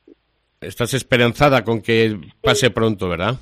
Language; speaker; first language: Spanish; native; Spanish